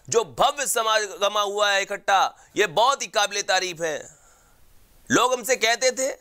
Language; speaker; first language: Hindi; native; Hindi